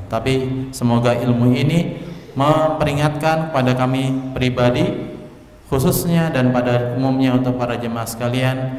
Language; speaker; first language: Indonesian; non-native, local second language; Javanese